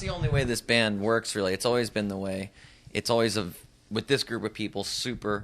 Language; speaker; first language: English; native; English